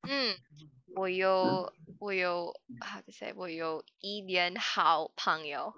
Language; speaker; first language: Chinese; non-native, learner; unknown